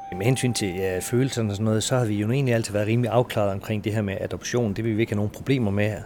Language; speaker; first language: Danish; native; Danish